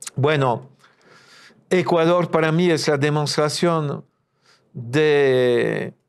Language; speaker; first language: Spanish; non-native, fluent; French